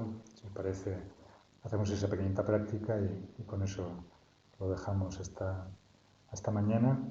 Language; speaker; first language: Spanish; native; Spanish